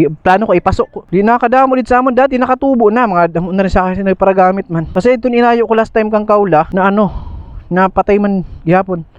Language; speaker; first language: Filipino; non-native, local second language; Masbatenyo